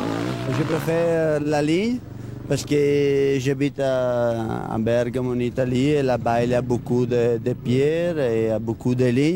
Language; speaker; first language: French; non-native, learner; Italian